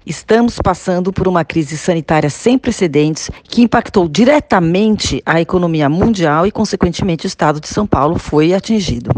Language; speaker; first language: Portuguese; native; Portuguese